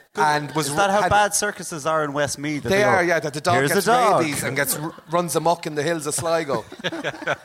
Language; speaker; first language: English; native; English